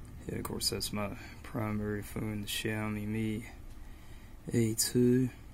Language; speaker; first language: English; native; English